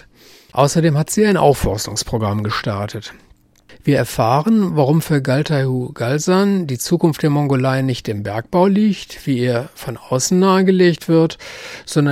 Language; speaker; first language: German; native; German